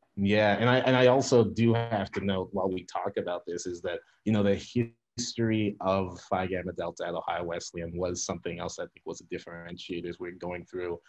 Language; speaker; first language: English; native; English